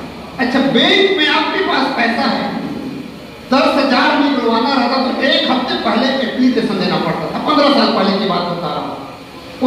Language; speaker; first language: Hindi; native; Hindi